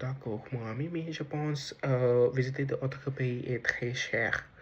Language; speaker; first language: French; non-native, learner; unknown